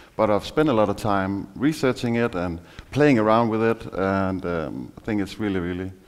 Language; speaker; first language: English; non-native, fluent; Danish